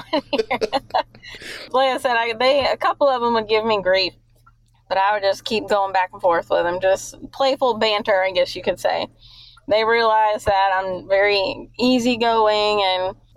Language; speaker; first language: English; native; English